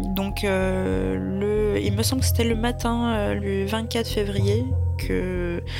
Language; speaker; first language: French; early bilingual, other home language; Russian